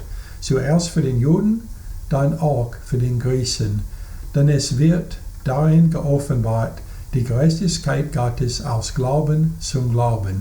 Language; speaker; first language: German; non-native, fluent; English